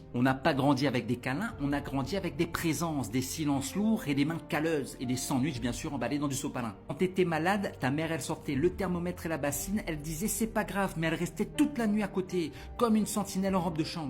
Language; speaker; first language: French; native; French